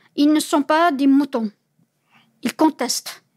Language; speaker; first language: French; non-native, fluent; Chinese